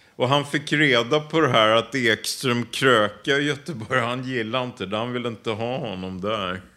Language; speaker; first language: Swedish; native; Swedish